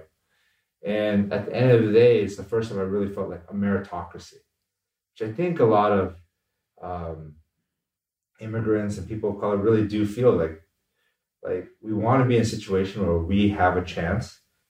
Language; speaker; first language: English; native; English